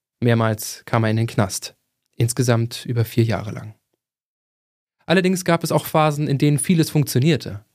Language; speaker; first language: German; native; German